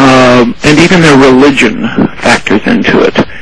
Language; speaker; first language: English; native; English